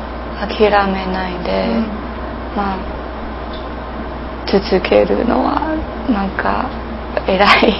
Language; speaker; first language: Japanese; non-native, learner; English